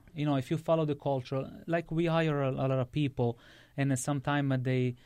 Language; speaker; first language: English; non-native, fluent; Italian